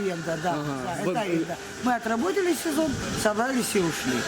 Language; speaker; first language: Russian; native; Russian